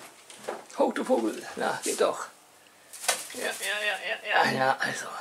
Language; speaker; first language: German; native; German